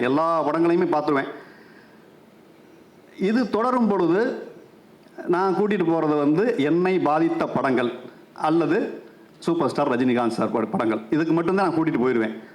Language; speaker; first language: Tamil; native; Tamil